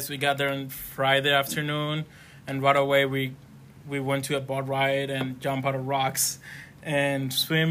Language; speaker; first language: English; non-native, fluent; Spanish